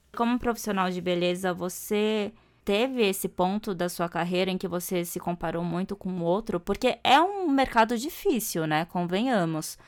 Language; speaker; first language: Portuguese; native; Portuguese